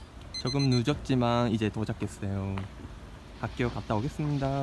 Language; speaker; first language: Korean; non-native, fluent; Japanese